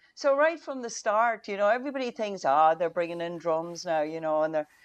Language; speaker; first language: English; non-native, local second language; Irish